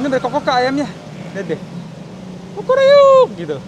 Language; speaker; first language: Indonesian; native; Indonesian